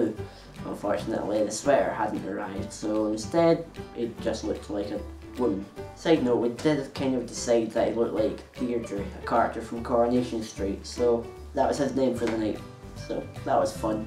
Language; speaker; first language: English; native; English